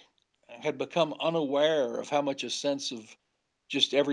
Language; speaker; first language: English; native; English